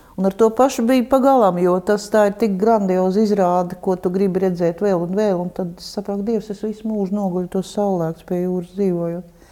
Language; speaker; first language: Latvian; non-native, local second language; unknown